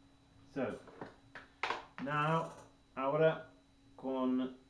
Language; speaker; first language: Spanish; non-native, learner; English